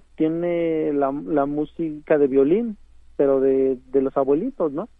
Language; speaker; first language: Spanish; non-native, local second language; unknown